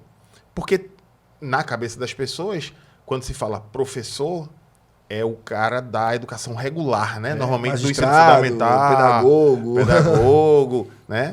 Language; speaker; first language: Portuguese; native; Portuguese